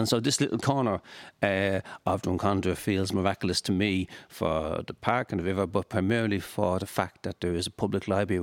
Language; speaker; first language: English; native; English